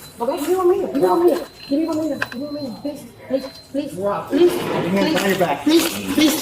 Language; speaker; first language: English; non-native, learner; Spanish